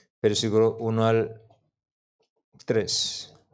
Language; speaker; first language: Spanish; non-native, learner; Korean